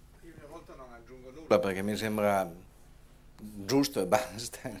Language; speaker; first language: Italian; native; Italian